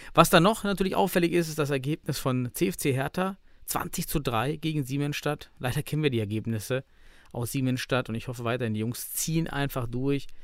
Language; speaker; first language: German; native; German